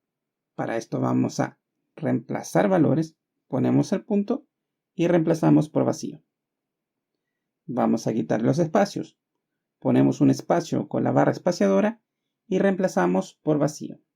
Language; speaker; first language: Spanish; native; Spanish